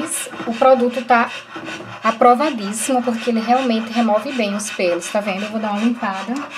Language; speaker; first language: Portuguese; native; Portuguese